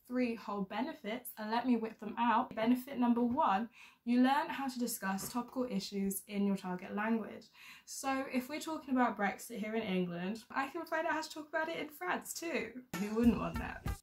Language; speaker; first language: English; native; English